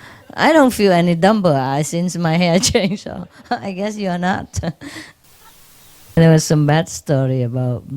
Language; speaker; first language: English; non-native, fluent; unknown